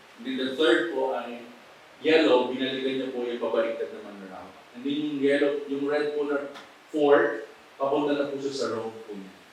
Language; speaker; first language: Filipino; native; Filipino